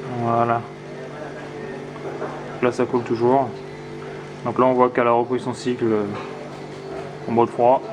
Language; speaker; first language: French; native; French